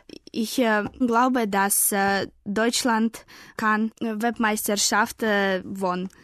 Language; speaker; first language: German; non-native, learner; Russian